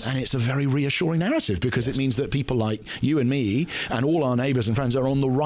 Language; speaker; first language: English; non-native, fluent; Chinese